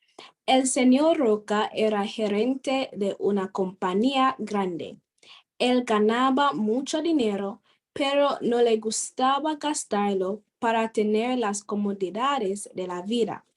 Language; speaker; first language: Spanish; non-native, fluent; English